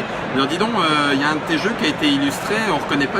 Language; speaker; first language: French; native; French